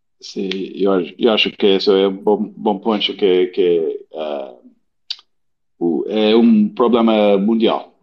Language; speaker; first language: Portuguese; non-native, learner; English